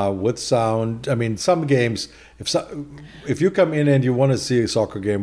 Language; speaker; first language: English; non-native, fluent; German